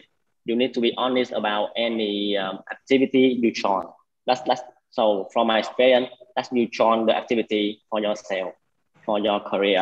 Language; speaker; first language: English; non-native, learner; Vietnamese